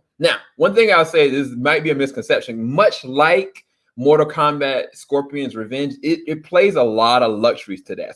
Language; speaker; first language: English; native; English